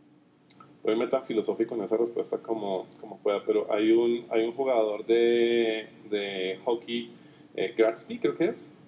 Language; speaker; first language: Spanish; native; Spanish